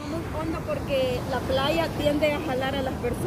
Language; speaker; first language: Spanish; native; Spanish